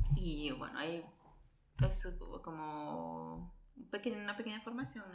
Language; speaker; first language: Spanish; early bilingual, other home language; Italian